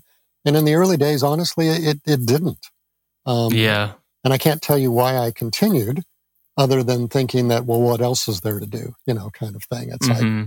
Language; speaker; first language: English; native; English